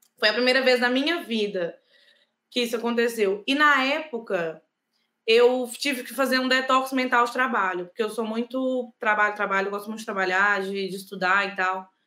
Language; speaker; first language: Portuguese; native; Portuguese